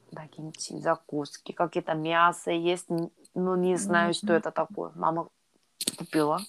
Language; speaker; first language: Russian; non-native, learner; Korean